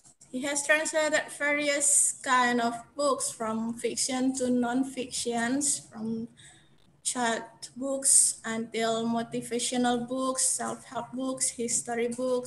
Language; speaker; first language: English; non-native, fluent; Indonesian